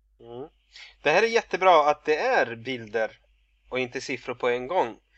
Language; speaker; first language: Swedish; non-native, fluent; Russian